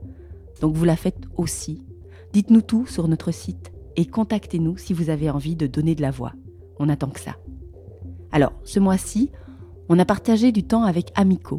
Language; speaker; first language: French; native; French